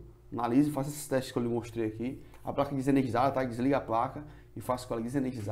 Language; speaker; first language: Portuguese; native; Portuguese